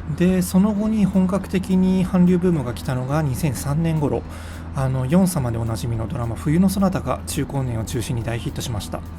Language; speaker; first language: Japanese; native; Japanese